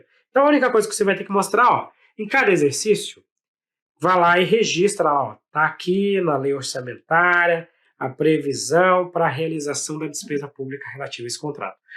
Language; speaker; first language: Portuguese; native; Portuguese